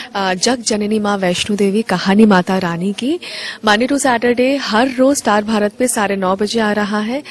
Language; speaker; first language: Hindi; non-native, local second language; Bangla